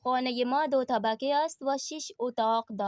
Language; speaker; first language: Persian; non-native, fluent; Urdu